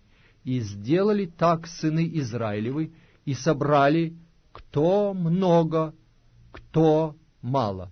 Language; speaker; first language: Russian; native; Russian